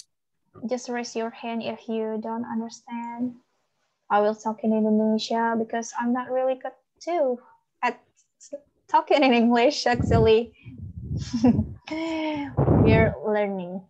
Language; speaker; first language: English; non-native, learner; Indonesian